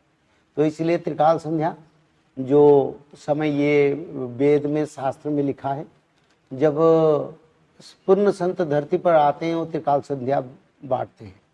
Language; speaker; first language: Hindi; non-native, local second language; Odia